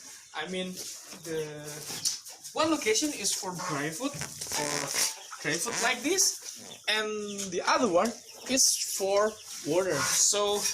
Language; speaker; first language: English; non-native, fluent; Indonesian